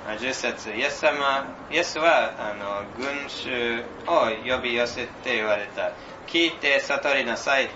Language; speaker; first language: Japanese; non-native, fluent; English